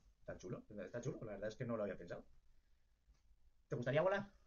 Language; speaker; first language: Spanish; native; Spanish